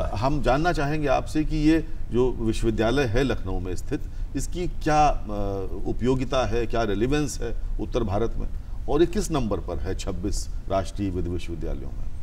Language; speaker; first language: Hindi; native; Hindi